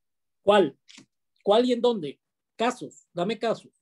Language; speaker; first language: Spanish; native; Spanish